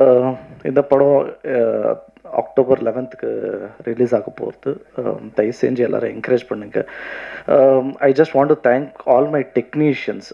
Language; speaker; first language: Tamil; non-native, learner; Kannada